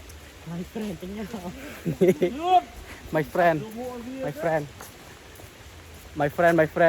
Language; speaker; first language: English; non-native, learner; Khmer